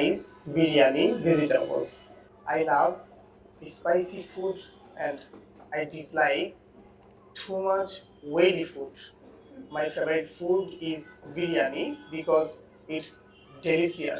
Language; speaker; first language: English; non-native, learner; Bangla